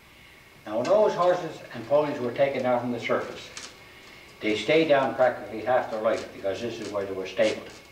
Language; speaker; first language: English; native; English